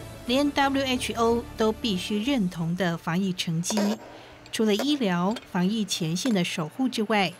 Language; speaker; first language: Chinese; native; Chinese